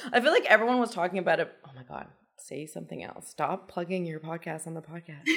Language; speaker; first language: English; early bilingual, other home language; Persian